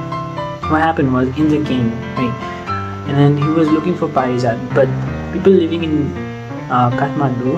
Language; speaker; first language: English; non-native, local second language; Nepali